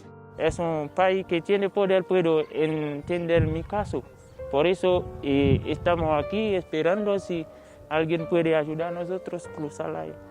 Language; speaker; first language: Spanish; non-native, learner; Haitian Creole